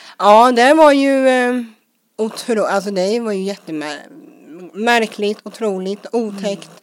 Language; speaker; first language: Swedish; early bilingual, other home language; English